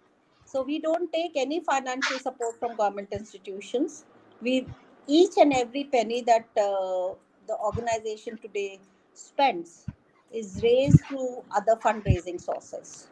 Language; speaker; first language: English; non-native, local second language; Hindi